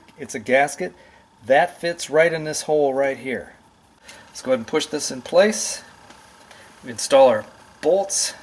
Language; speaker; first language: English; native; English